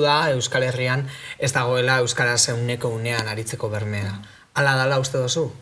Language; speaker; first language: Basque; native; Basque